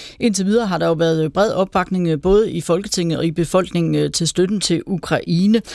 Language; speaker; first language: Danish; native; Danish